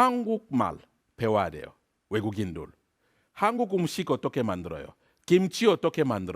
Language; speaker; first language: Korean; non-native, learner; French